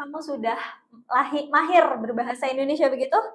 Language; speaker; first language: Indonesian; native; Indonesian